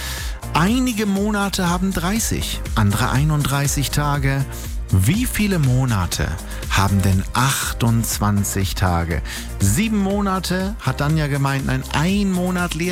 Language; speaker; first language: German; native; German